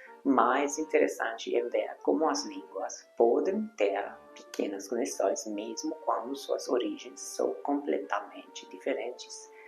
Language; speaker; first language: Portuguese; non-native, fluent; Hungarian